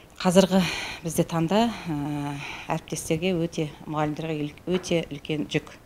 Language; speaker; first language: Kazakh; native; Kazakh